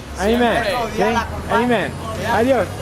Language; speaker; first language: Spanish; non-native, learner; English